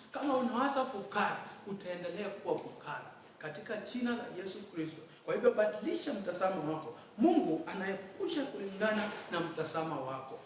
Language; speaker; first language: Swahili; native; Swahili